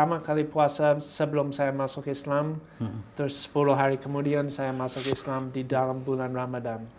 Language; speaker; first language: Indonesian; non-native, fluent; English